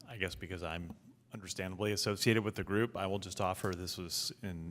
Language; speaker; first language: English; native; English